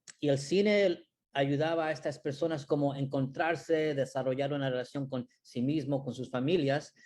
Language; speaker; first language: Spanish; early bilingual, heritage; Spanish